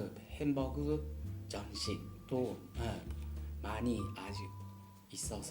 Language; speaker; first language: Korean; non-native, learner; Japanese